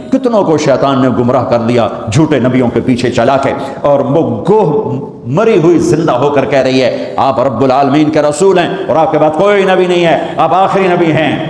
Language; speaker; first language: Urdu; non-native, local second language; Punjabi